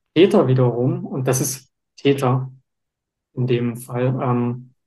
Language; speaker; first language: German; native; German